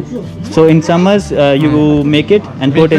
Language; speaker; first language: English; non-native, local second language; Hindi